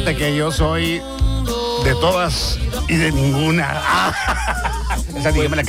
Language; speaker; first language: Spanish; native; Spanish